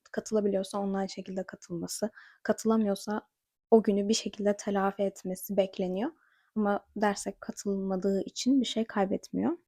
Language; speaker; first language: Turkish; native; Turkish